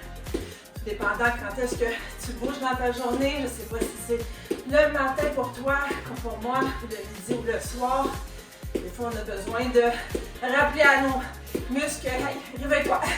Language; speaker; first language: French; native; French